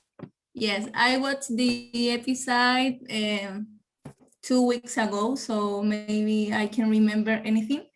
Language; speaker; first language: English; non-native, learner; Spanish